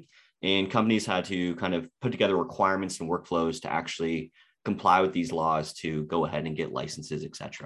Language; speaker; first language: English; native; English